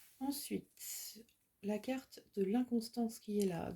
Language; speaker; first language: French; native; French